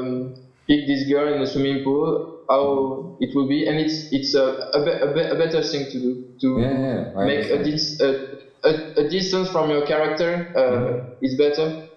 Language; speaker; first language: English; non-native, learner; French